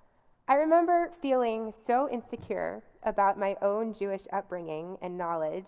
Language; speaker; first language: English; native; English